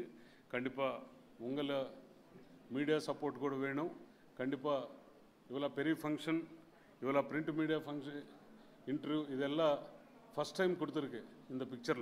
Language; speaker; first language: Tamil; non-native, learner; Telugu